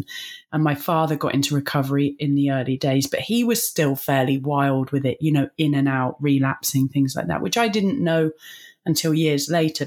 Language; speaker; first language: English; native; English